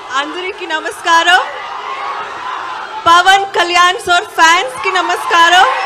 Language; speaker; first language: Telugu; non-native, learner; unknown